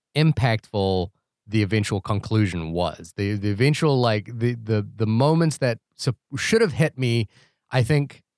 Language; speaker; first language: English; native; English